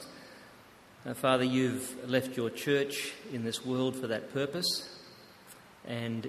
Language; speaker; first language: English; native; English